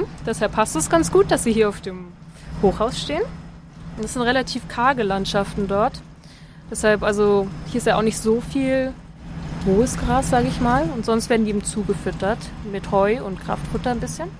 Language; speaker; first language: German; native; German